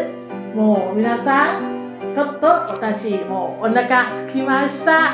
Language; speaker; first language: Japanese; non-native, learner; Thai